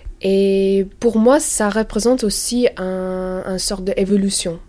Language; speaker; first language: French; non-native, learner; English